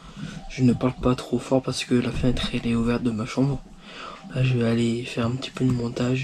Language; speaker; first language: French; native; French